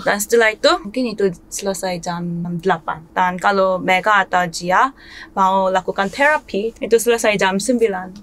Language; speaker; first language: Indonesian; non-native, fluent; Korean